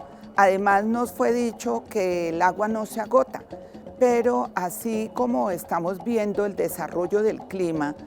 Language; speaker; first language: Spanish; native; Spanish